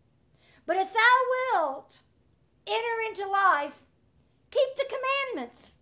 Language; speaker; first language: English; native; English